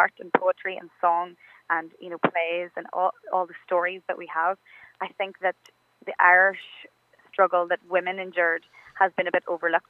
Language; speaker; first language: English; native; English